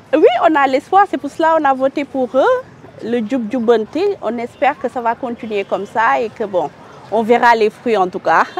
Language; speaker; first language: French; non-native, local second language; Wolof